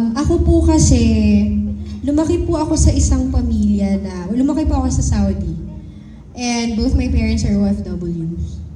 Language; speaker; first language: Filipino; early bilingual, heritage; Filipino